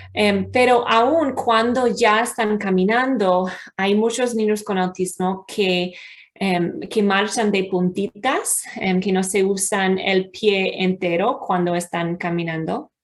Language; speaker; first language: Spanish; non-native, fluent; English